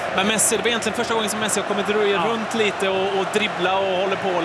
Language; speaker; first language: Swedish; native; Swedish